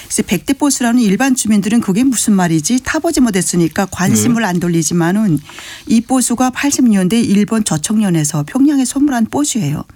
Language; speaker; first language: Korean; native; Korean